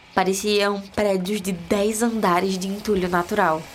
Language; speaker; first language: Portuguese; native; Portuguese